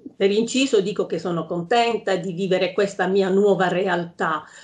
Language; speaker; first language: Italian; native; Italian